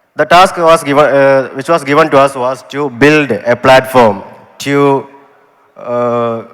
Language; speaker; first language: English; non-native, local second language; Malayalam